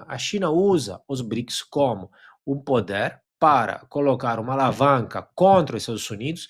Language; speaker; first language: Portuguese; non-native, fluent; Italian